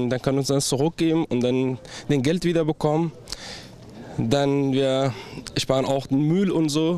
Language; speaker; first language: German; non-native, learner; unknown